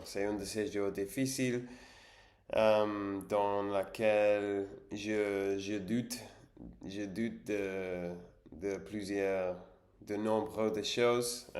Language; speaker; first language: French; non-native, learner; English